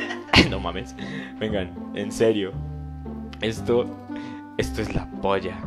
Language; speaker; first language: Spanish; native; Spanish